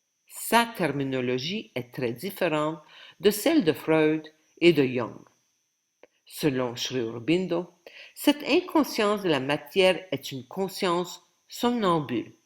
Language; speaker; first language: French; native; French